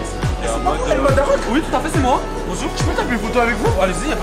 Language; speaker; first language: French; native; French